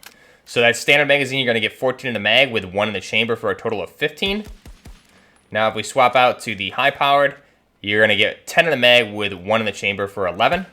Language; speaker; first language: English; native; English